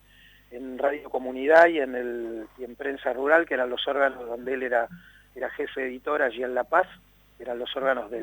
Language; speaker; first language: Spanish; native; Spanish